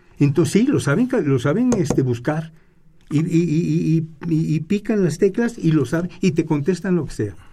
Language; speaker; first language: Spanish; native; Spanish